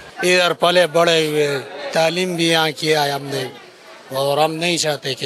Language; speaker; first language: Hindi; non-native, local second language; Pashto